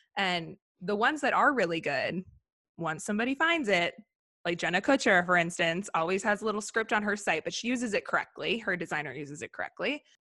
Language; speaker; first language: English; native; English